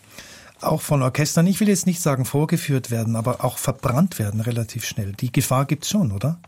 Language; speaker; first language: German; native; German